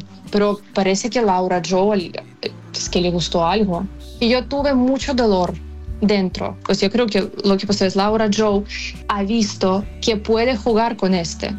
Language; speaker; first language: Spanish; non-native, fluent; Ukrainian